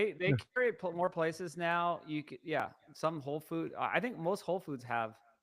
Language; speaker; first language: English; native; English